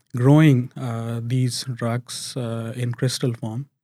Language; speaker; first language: English; non-native, local second language; Hindi